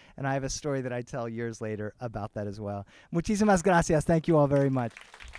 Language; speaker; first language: English; early bilingual, other home language; Spanish